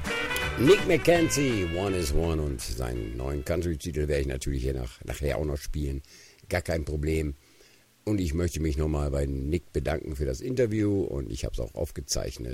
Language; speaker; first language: German; native; German